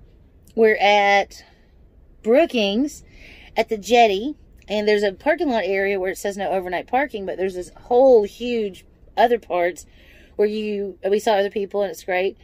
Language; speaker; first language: English; native; English